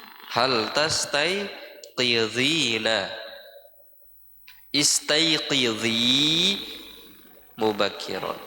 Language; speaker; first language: Arabic; non-native, fluent; Indonesian